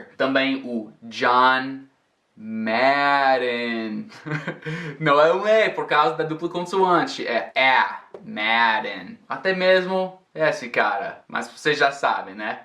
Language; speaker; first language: Portuguese; non-native, fluent; English